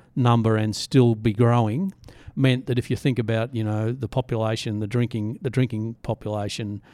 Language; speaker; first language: English; native; English